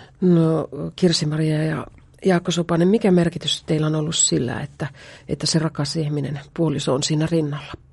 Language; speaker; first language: Finnish; native; Finnish